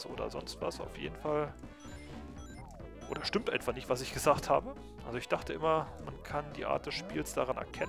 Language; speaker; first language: German; native; German